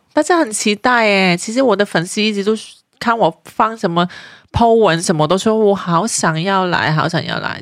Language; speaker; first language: Chinese; non-native, local second language; Cantonese